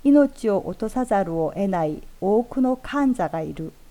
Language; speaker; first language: Japanese; non-native, fluent; Korean